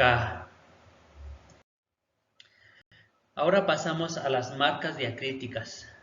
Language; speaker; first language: Spanish; non-native, local second language; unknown